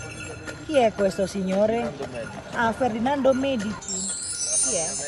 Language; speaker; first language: Italian; non-native, learner; Indonesian